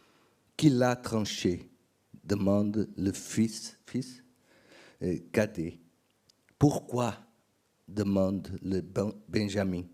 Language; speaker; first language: French; non-native, learner; Portuguese